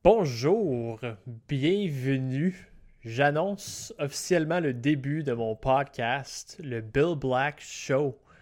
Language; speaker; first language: French; early bilingual, heritage; French